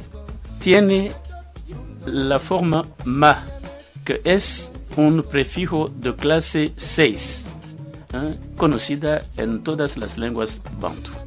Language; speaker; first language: Spanish; non-native, fluent; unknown